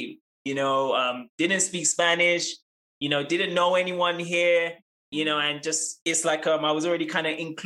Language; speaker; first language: English; native; English